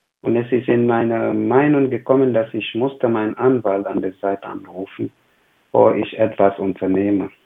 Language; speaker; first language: German; non-native, fluent; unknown